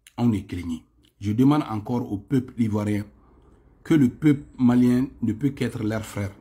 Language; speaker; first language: French; non-native, local second language; Bambara